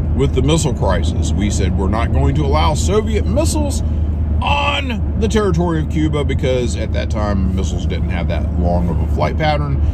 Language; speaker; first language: English; native; English